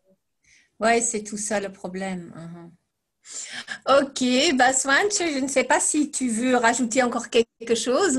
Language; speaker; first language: French; non-native, fluent; German